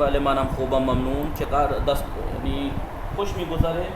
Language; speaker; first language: Persian; non-native, fluent; Urdu